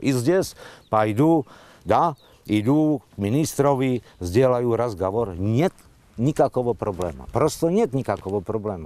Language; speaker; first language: Russian; non-native, learner; Slovak